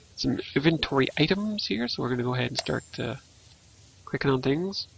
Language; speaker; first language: English; native; English